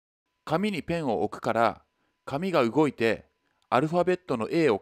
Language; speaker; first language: Japanese; native; Japanese